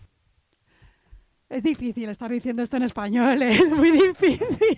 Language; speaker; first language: Spanish; native; Spanish